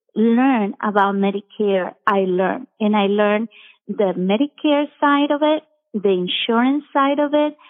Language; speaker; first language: English; non-native, fluent; Spanish